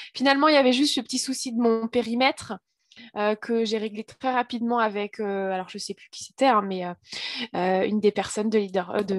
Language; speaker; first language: French; native; French